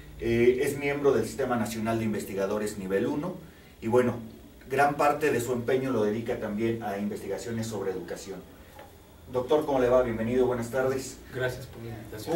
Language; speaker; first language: Spanish; native; Spanish